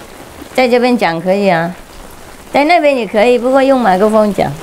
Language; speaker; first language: Chinese; non-native, fluent; Vietnamese